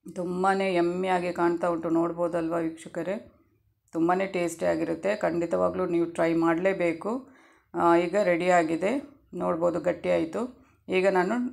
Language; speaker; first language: Kannada; non-native, local second language; Tulu